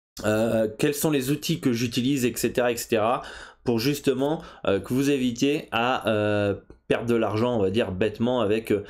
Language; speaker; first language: French; native; French